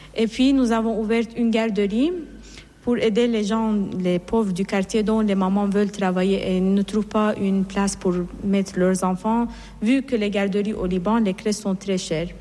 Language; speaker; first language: French; non-native, fluent; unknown